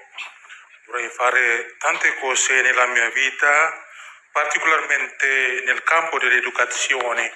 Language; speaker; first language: Italian; non-native, learner; Indonesian